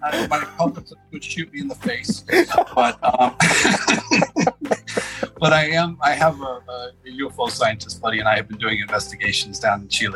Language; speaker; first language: English; early bilingual, other home language; Spanish